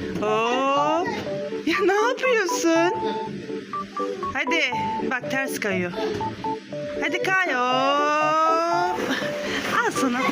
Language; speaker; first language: Turkish; native; Turkish